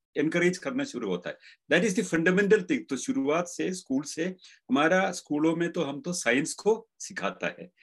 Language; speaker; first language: Hindi; non-native, local second language; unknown